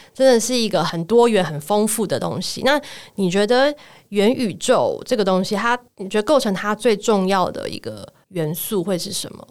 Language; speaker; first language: Chinese; native; Chinese